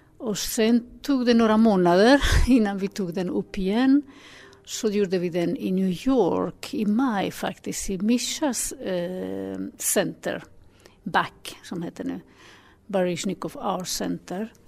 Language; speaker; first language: Swedish; non-native, fluent; Spanish